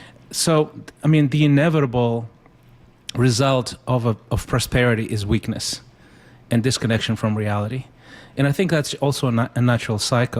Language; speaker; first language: English; non-native, fluent; Spanish